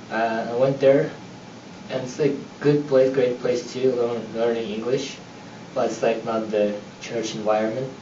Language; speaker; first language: English; non-native, learner; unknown